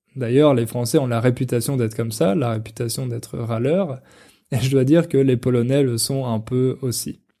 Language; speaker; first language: French; native; French